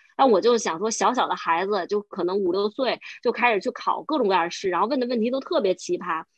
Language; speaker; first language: Chinese; native; Chinese